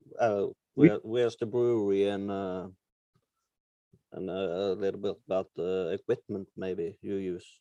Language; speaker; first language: English; non-native, learner; Norwegian